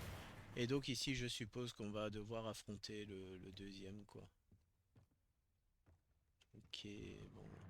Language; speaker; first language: French; native; French